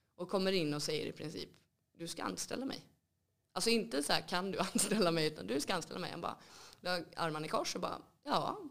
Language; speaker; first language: Swedish; native; Swedish